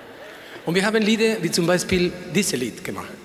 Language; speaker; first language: German; non-native, learner; Spanish